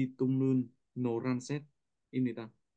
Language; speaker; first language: Korean; non-native, learner; Vietnamese